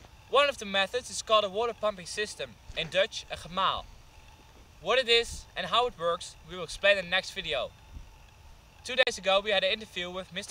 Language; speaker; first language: English; non-native, fluent; Dutch